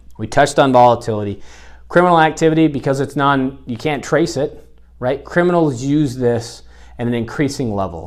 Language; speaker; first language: English; native; English